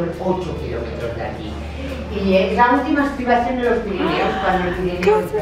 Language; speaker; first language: Spanish; native; Spanish